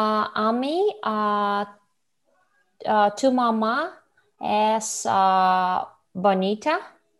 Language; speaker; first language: Spanish; non-native, learner; Russian